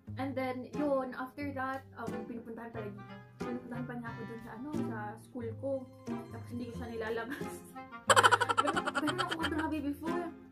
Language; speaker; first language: Filipino; non-native, local second language; Cebuano